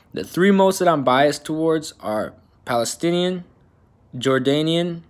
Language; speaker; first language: English; native; English